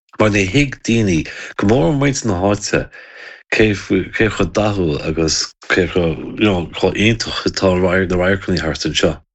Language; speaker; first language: Irish; native; Irish